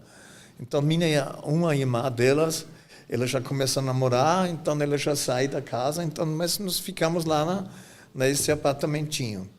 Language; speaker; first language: Portuguese; non-native, fluent; German